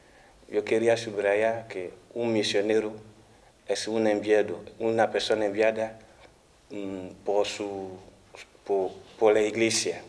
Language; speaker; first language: Spanish; non-native, fluent; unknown